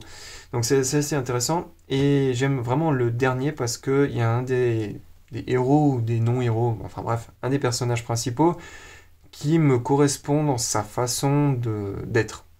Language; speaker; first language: French; native; French